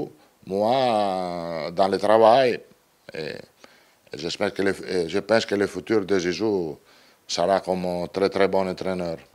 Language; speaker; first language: French; non-native, learner; Italian